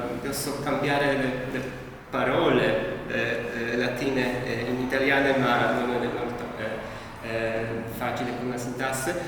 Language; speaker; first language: Italian; non-native, learner; Polish